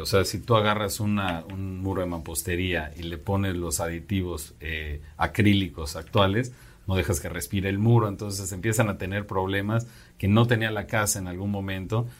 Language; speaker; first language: Spanish; native; Spanish